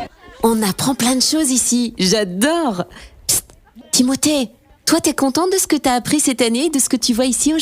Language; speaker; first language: French; native; French